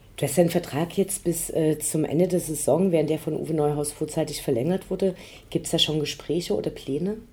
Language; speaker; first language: German; native; German